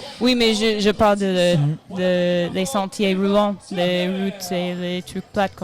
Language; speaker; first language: French; non-native, learner; English